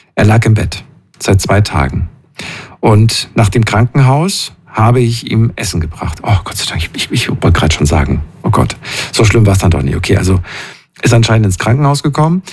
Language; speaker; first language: German; native; German